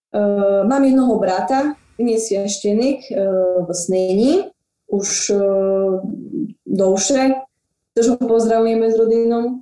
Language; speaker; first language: Slovak; non-native, local second language; Rusyn